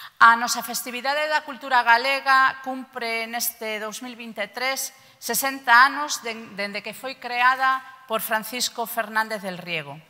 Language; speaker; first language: Galician; native; Galician